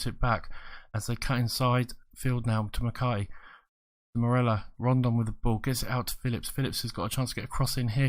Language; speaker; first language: English; native; English